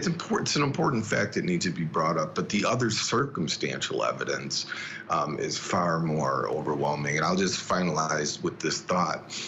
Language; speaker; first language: English; native; English